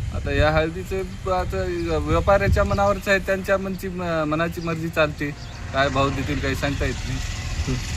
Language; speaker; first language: Marathi; native; Marathi